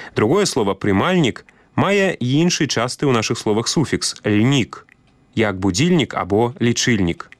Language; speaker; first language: Belarusian; native; Belarusian